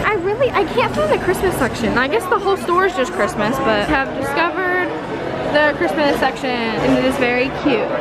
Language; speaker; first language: English; native; English